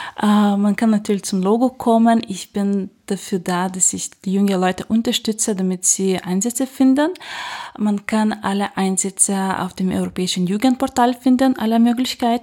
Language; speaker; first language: German; non-native, fluent; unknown